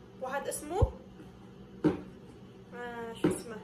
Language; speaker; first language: Arabic; non-native, fluent; Amharic